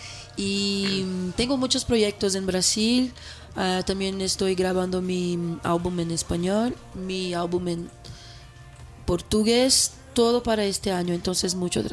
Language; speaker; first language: Spanish; non-native, fluent; Portuguese